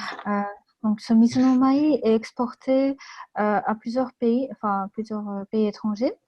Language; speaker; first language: French; non-native, fluent; Japanese